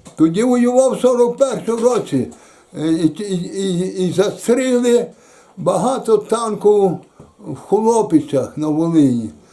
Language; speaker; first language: Ukrainian; native; Ukrainian